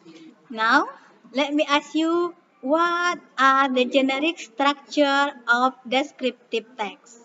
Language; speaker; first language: English; non-native, fluent; Indonesian